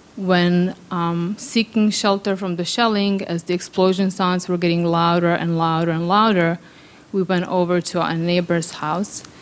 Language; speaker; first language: English; early bilingual, other home language; Serbian